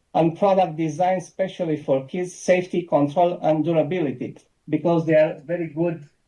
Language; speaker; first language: English; non-native, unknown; Romanian